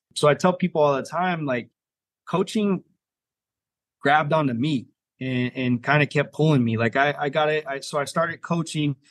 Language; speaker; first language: English; native; English